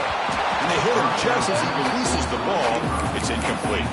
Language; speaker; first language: English; native; English